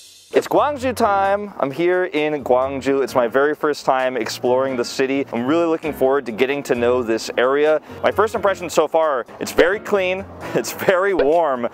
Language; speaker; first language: English; native; English